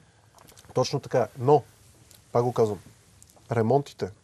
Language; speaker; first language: Bulgarian; native; Bulgarian